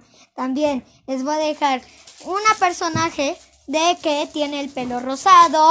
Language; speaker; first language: Spanish; native; Spanish